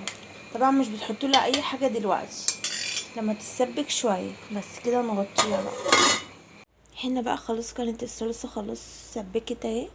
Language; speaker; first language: Arabic; native; Arabic